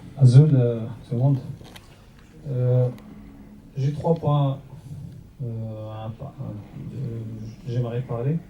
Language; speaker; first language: French; non-native, learner; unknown